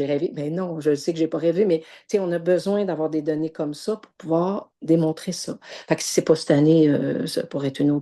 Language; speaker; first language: French; native; French